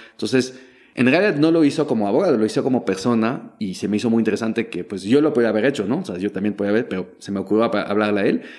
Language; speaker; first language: Spanish; non-native, fluent; French